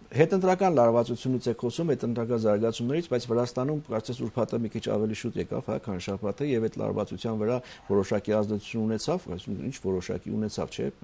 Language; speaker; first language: Armenian; native; Armenian